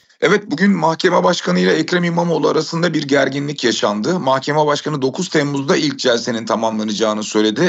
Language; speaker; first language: Turkish; native; Turkish